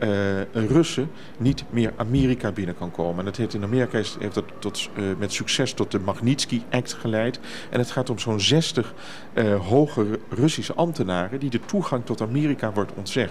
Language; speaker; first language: Dutch; native; Dutch